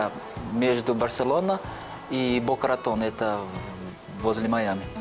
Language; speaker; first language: Russian; non-native, fluent; Portuguese